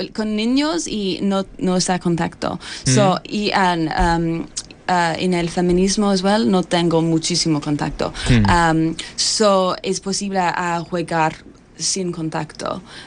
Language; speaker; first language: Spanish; non-native, learner; English